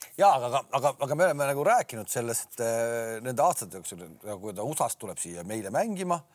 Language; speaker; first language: Estonian; native; Estonian